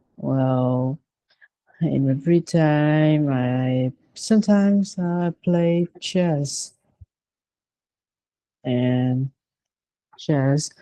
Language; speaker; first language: English; non-native, learner; Vietnamese